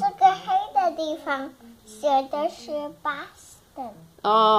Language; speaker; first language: Chinese; early bilingual, heritage; Chinese